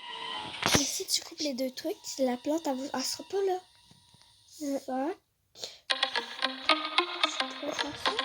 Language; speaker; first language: French; native; French